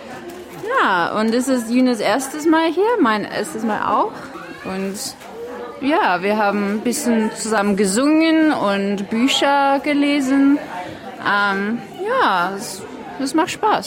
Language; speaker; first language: German; non-native, learner; English